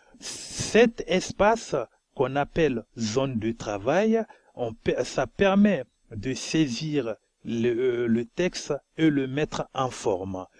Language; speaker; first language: French; non-native, local second language; Bambara